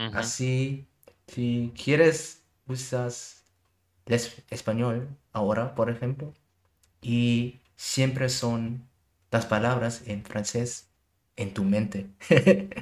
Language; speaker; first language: Spanish; non-native, learner; German